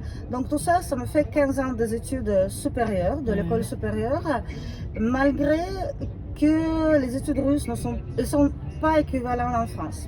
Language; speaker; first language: French; non-native, fluent; Russian